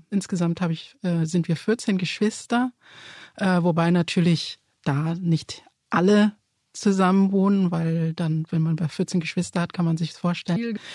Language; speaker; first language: German; early bilingual, other home language; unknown